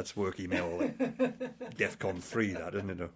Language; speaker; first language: English; native; English